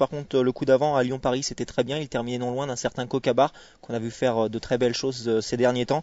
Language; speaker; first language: French; native; French